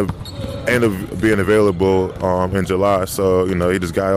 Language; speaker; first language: English; non-native, fluent; French